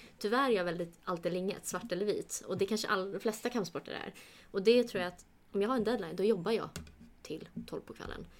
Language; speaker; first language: Swedish; early bilingual, other home language; Kurdish